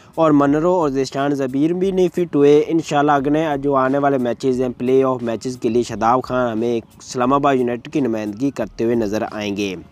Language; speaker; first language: Urdu; native; Urdu